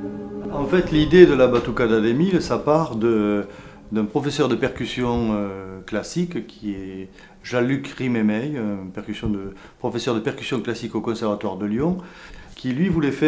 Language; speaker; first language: French; native; French